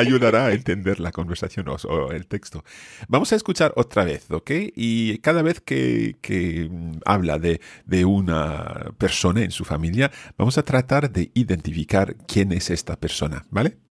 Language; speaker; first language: Spanish; non-native, fluent; English